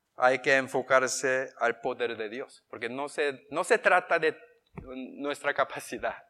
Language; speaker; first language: Spanish; non-native, fluent; Korean